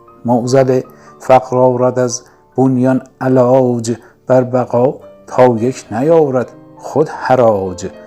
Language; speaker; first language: Persian; native; Persian